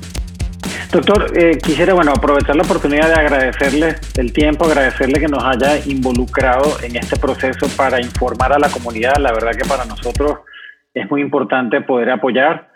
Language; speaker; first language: Spanish; native; Spanish